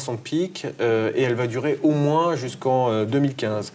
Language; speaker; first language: French; native; French